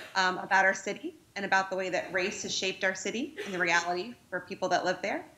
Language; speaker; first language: English; native; English